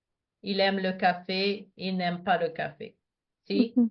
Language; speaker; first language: French; non-native, fluent; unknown